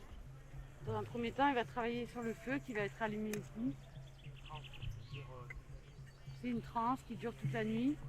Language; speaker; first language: French; non-native, fluent; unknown